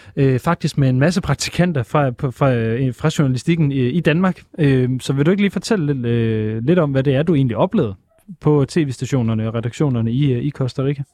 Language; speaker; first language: Danish; native; Danish